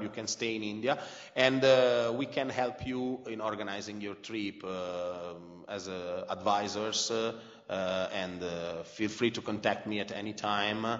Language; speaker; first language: English; non-native, fluent; Italian